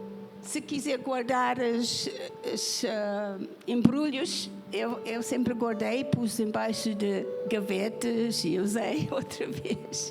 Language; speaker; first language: Portuguese; non-native, fluent; English